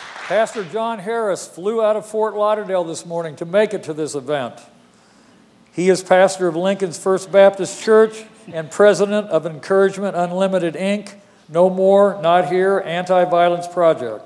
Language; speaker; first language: English; native; English